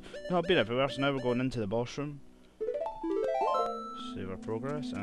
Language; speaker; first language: English; native; English